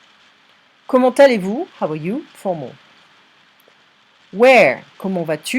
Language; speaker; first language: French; non-native, fluent; English